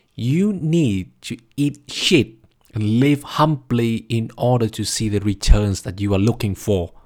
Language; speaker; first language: English; non-native, fluent; Vietnamese